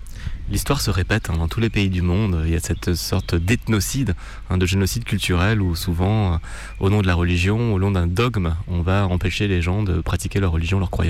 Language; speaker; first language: French; native; French